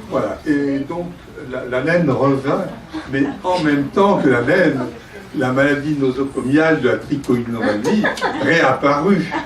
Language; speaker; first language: French; native; French